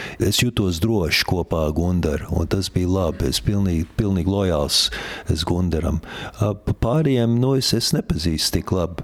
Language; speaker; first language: Latvian; early bilingual, heritage; Latvian